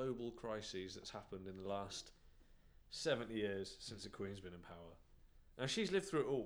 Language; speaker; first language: English; native; English